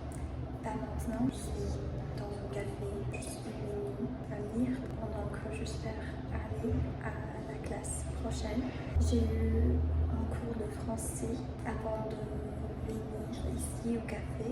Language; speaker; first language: French; non-native, learner; English